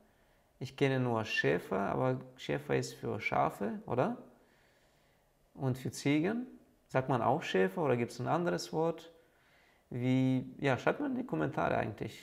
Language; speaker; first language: German; non-native, fluent; Bulgarian